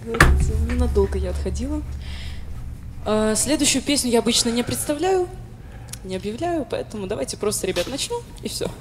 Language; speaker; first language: Russian; native; Russian